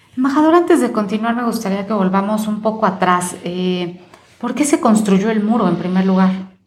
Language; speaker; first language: Spanish; native; Spanish